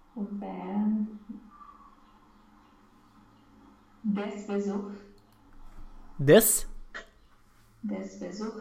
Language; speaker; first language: German; non-native, learner; Romanian